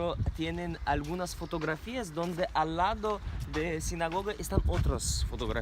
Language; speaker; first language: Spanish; non-native, fluent; Ukrainian